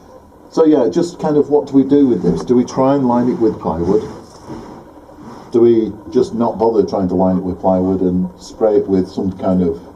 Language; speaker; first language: English; native; English